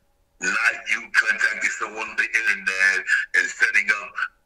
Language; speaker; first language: English; native; English